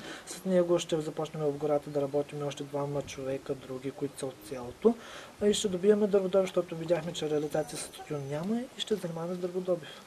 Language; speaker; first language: Bulgarian; native; Bulgarian